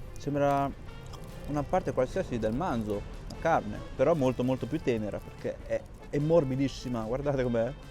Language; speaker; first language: Italian; early bilingual, other home language; Chinese